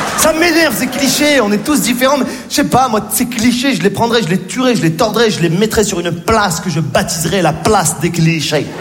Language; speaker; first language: French; native; French